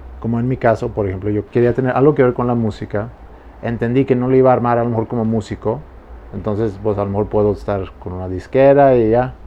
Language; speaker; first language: Spanish; non-native, fluent; Swedish